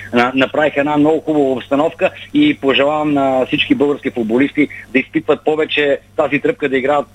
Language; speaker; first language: Bulgarian; native; Bulgarian